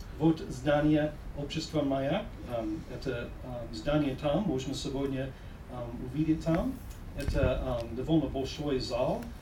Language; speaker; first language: Russian; non-native, fluent; English